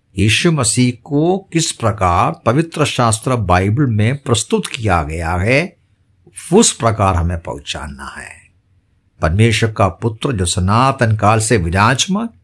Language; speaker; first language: Hindi; non-native, local second language; Malayalam